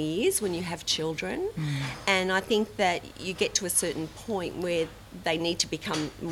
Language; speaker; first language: English; native; English